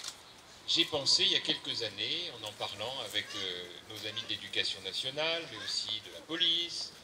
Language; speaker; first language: French; native; French